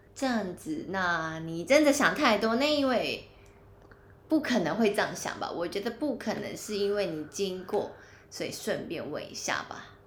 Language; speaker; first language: Chinese; non-native, local second language; Cantonese